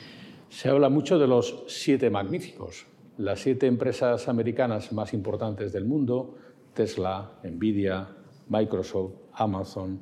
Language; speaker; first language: Spanish; native; Spanish